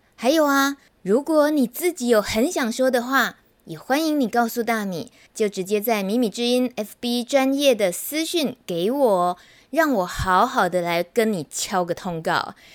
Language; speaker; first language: Chinese; native; Chinese